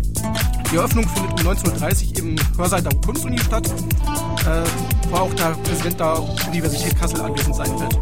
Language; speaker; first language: German; native; German